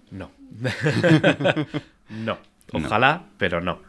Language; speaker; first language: Spanish; native; Spanish